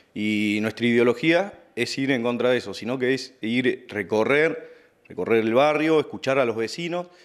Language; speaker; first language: Spanish; native; Spanish